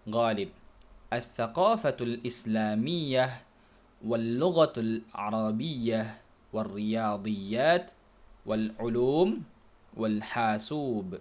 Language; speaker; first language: Arabic; non-native, fluent; Indonesian